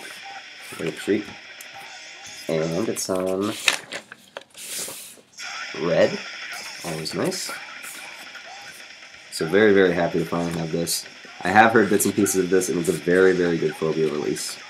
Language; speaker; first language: English; native; English